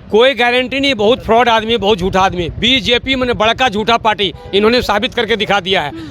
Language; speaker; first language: Hindi; native; Hindi